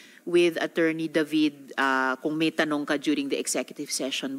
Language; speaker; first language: English; non-native, local second language; Filipino